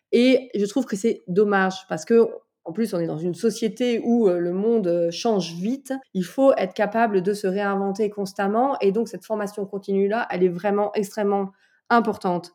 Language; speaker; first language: French; native; French